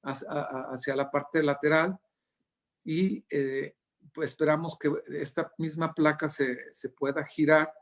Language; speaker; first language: Spanish; native; Spanish